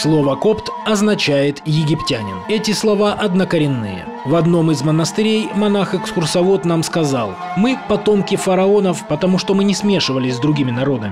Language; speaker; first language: Russian; native; Russian